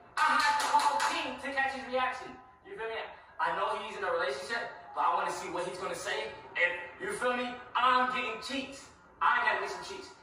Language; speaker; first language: English; native; English